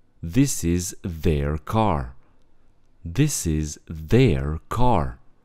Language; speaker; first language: English; non-native, fluent; Romanian